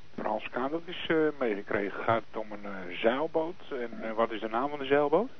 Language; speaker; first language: Dutch; native; Dutch